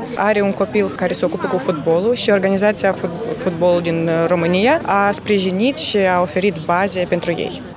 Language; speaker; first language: Romanian; non-native, fluent; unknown